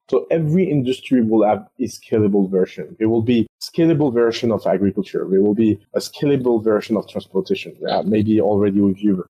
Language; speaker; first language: English; non-native, fluent; French